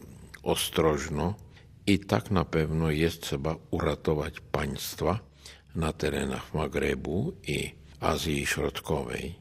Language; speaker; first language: Polish; non-native, learner; Czech